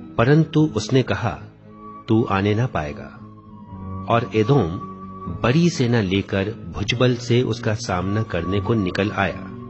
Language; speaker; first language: Hindi; native; Hindi